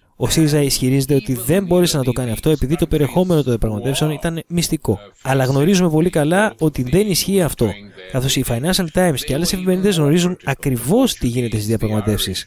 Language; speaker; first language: Greek; native; Greek